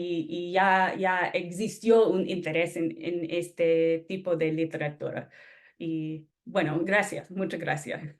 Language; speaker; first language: Spanish; non-native, fluent; English